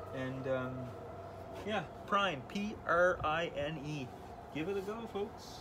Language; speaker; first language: English; native; English